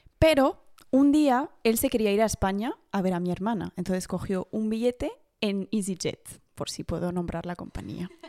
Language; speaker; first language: Spanish; early bilingual, heritage; Spanish